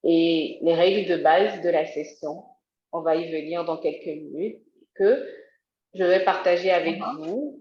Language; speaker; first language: French; native; French